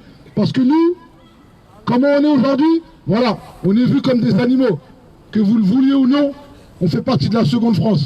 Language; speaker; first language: French; native; French